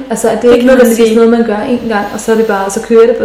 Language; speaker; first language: Danish; native; Danish